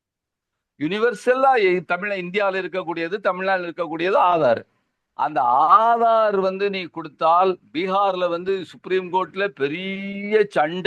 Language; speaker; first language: Tamil; native; Tamil